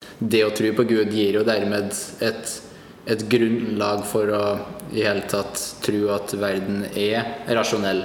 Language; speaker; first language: Norwegian; native; Norwegian